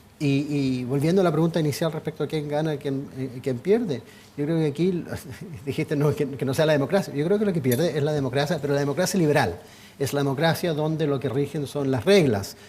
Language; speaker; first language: Spanish; native; Spanish